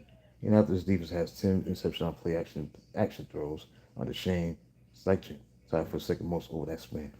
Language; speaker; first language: English; native; English